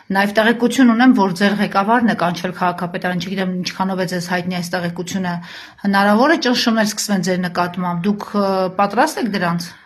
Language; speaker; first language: Armenian; native; Armenian